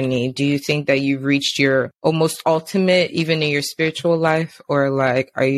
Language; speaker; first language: English; non-native, local second language; Yoruba